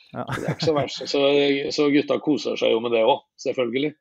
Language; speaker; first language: Norwegian; native; Norwegian